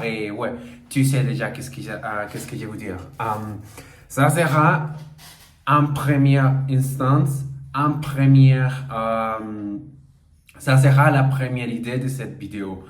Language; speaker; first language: French; non-native, learner; Portuguese